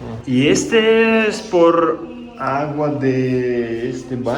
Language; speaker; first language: Spanish; non-native, learner; Russian